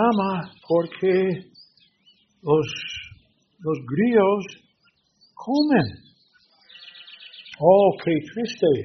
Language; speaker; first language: Spanish; non-native, learner; English